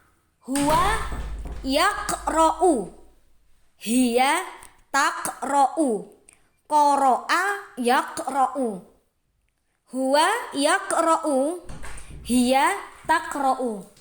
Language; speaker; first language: Arabic; non-native, fluent; Indonesian